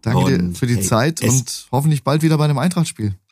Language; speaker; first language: German; native; German